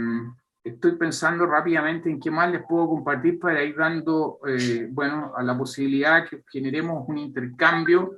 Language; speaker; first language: Spanish; native; Spanish